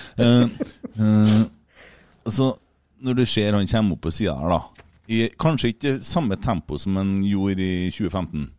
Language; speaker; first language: Norwegian; native; Norwegian